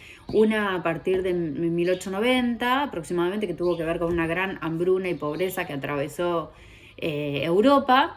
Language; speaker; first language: Spanish; native; Spanish